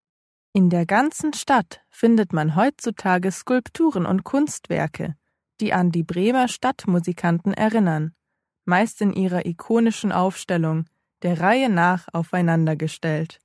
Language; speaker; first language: German; native; German